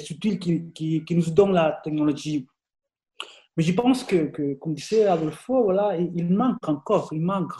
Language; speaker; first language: French; non-native, fluent; Spanish